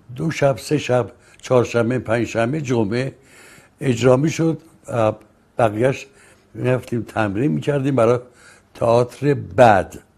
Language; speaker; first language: Persian; native; Persian